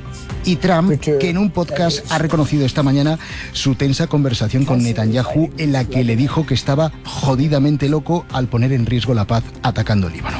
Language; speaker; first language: Spanish; native; Spanish